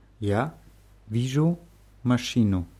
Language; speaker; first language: Russian; non-native, learner; German